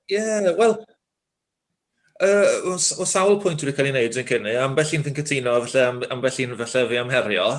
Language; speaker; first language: Welsh; native; Welsh